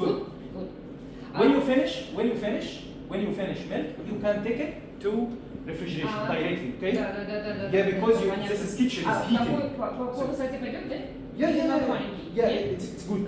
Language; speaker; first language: English; non-native, learner; Arabic